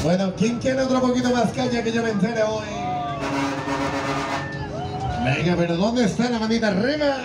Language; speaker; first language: Spanish; native; Spanish